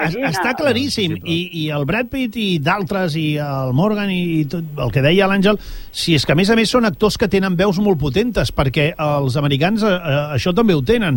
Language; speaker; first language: Catalan; native; Catalan